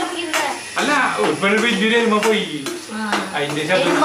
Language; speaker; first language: Malayalam; native; Malayalam